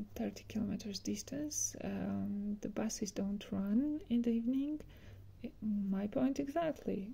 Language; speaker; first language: English; non-native, fluent; Georgian